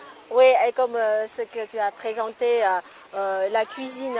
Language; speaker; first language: French; non-native, fluent; Chinese